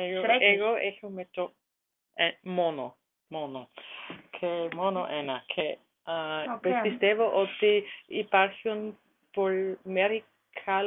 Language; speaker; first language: Greek; non-native, learner; German